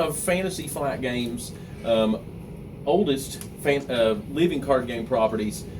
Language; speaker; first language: English; native; English